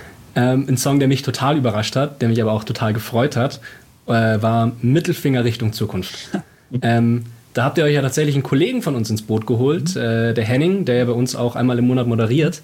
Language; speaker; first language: German; native; German